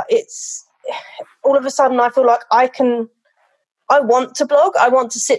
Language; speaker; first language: English; native; English